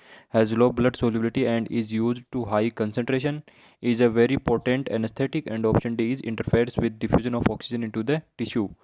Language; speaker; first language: English; non-native, local second language; Hindi